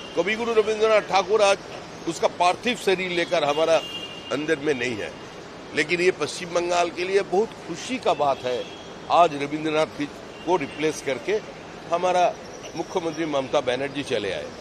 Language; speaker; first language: Hindi; non-native, local second language; Bangla